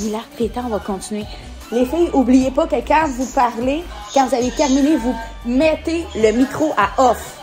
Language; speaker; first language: French; native; French